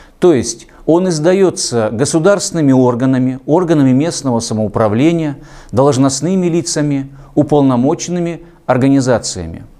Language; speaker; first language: Russian; native; Russian